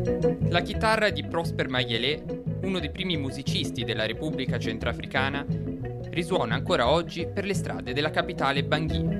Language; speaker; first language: Italian; native; Italian